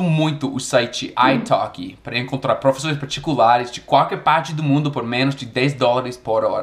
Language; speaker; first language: Portuguese; non-native, fluent; English